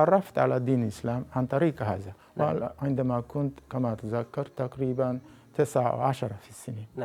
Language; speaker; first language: Arabic; non-native, fluent; Japanese